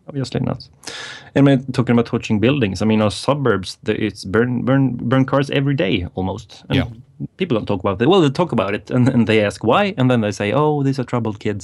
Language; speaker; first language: English; non-native, fluent; Swedish